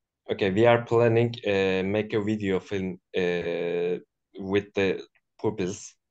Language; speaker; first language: English; non-native, learner; Turkish